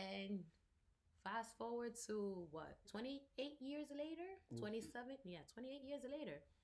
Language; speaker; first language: English; native; English